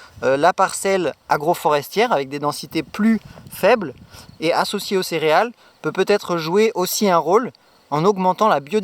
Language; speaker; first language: French; native; French